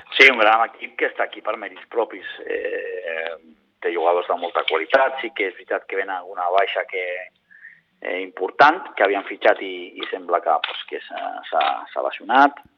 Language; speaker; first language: Catalan; native; Catalan